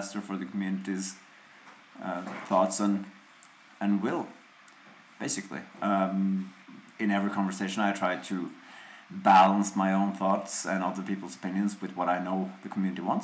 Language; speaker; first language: English; non-native, fluent; Norwegian